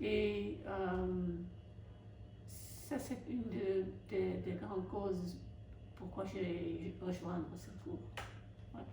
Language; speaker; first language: French; non-native, fluent; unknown